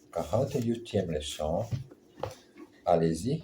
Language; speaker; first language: French; non-native, learner; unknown